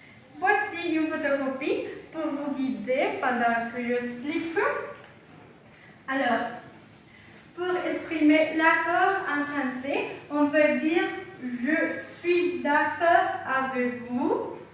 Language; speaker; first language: French; non-native, fluent; Spanish